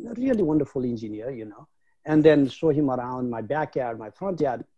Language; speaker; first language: English; non-native, local second language; Nepali